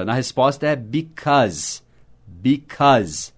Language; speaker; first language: Portuguese; non-native, fluent; English